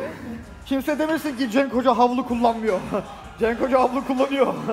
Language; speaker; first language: Turkish; native; Turkish